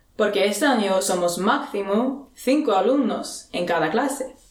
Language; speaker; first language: Spanish; non-native, fluent; Swedish